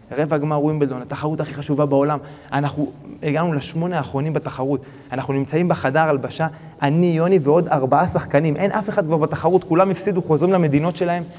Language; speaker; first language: Hebrew; early bilingual, other home language; Spanish